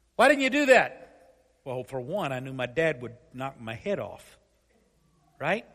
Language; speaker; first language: English; native; English